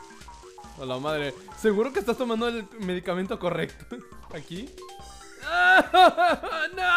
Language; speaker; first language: Spanish; native; Spanish